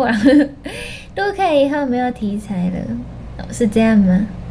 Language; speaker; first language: Chinese; non-native, fluent; Japanese